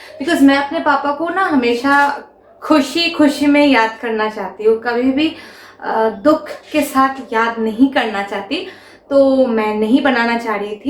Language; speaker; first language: Hindi; non-native, local second language; Bangla